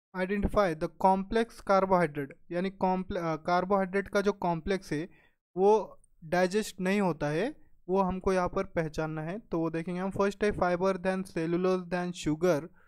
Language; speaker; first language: Hindi; non-native, local second language; Marathi